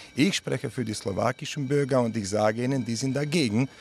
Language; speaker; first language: German; non-native, fluent; Slovak